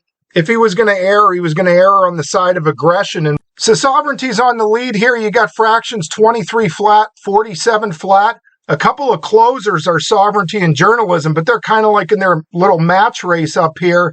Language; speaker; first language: English; native; English